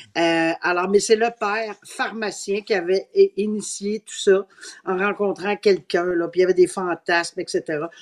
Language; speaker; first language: French; native; French